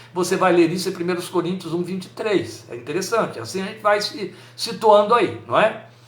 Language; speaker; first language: Portuguese; native; Portuguese